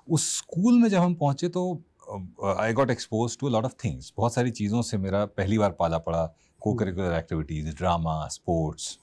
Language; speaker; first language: Hindi; native; Hindi